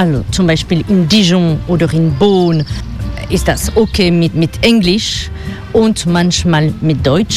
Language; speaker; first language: German; non-native, learner; French